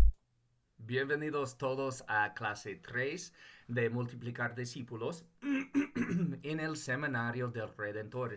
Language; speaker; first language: Spanish; non-native, fluent; English